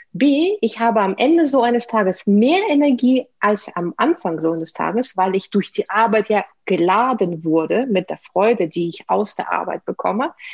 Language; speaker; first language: German; non-native, fluent; Russian